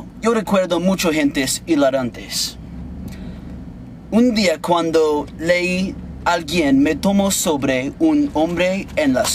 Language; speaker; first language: Spanish; non-native, learner; English